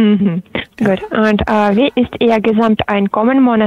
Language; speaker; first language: German; non-native, learner; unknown